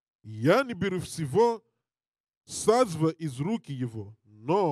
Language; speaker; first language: Russian; non-native, learner; English